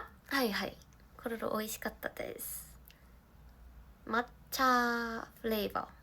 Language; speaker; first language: Japanese; non-native, learner; Korean